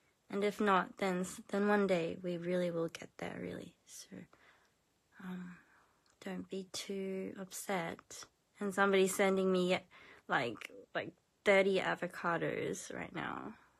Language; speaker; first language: English; early bilingual, other home language; Korean